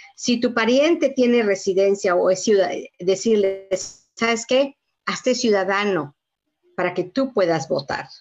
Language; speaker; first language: Spanish; native; Spanish